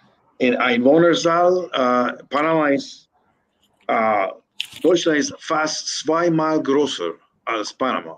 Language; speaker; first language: German; non-native, learner; Spanish